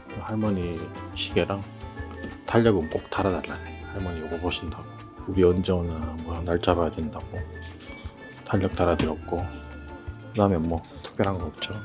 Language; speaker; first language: Korean; native; Korean